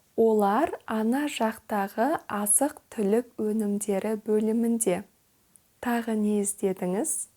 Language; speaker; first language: Kazakh; native; Kazakh